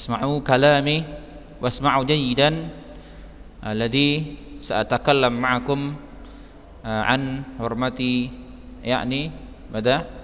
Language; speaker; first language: Arabic; non-native, fluent; Indonesian